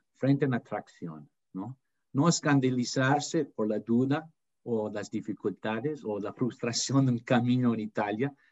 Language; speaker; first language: Spanish; non-native, fluent; English